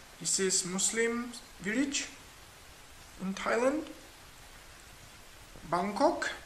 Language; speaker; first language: English; non-native, learner; Czech